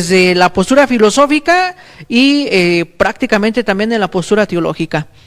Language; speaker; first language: Spanish; native; Spanish